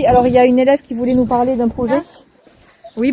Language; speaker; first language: French; native; French